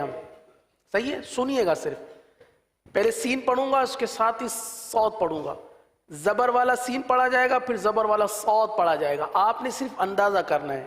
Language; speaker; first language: Urdu; native; Urdu